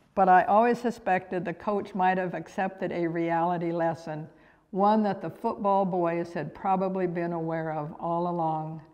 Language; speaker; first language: English; native; English